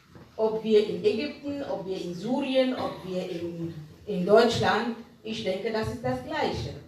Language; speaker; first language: German; non-native, fluent; Arabic